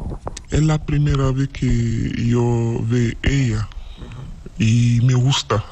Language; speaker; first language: Spanish; non-native, learner; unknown